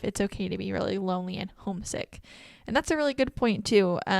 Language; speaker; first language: English; native; English